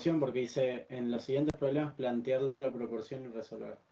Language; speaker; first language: Spanish; native; Spanish